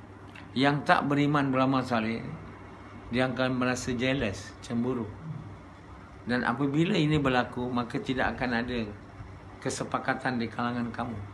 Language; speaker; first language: Malay; native; Malay